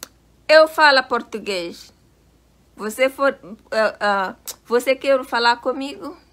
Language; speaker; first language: Portuguese; non-native, fluent; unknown